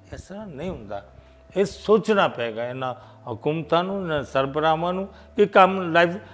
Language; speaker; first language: Punjabi; native; Punjabi